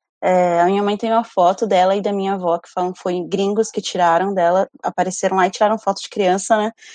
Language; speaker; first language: Portuguese; early bilingual, other home language; Spanish